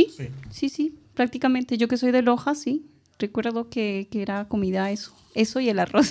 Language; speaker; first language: Spanish; native; Spanish